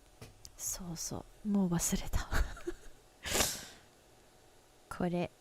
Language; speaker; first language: Japanese; non-native, learner; English